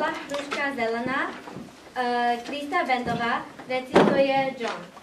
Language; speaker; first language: Czech; native; Czech